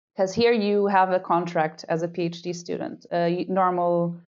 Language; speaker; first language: English; non-native, fluent; Portuguese